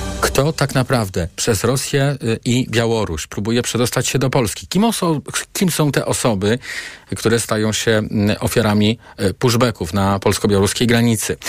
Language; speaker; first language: Polish; native; Polish